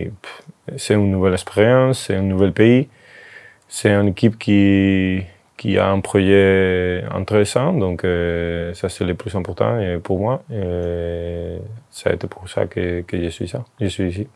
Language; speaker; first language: French; non-native, fluent; Spanish